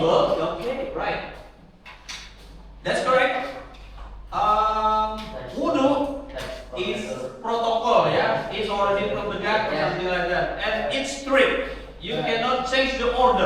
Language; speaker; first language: English; non-native, fluent; Indonesian